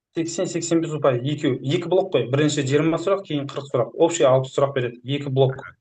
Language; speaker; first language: Kazakh; early bilingual, heritage; Kazakh